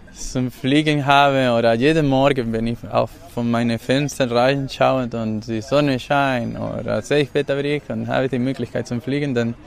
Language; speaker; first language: German; non-native, learner; Spanish